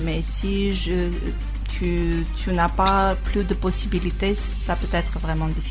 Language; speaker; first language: French; non-native, learner; Armenian